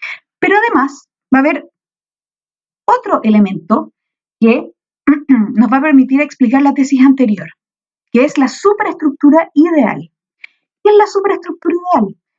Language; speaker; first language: Spanish; native; Spanish